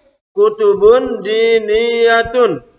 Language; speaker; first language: Arabic; non-native, fluent; Indonesian